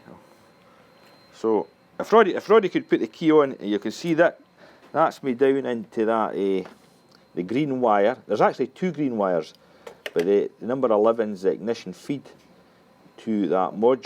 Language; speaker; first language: English; native; English